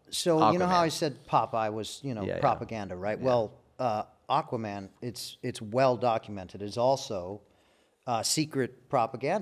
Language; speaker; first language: English; native; English